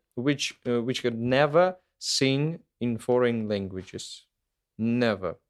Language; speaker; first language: English; non-native, fluent; Ukrainian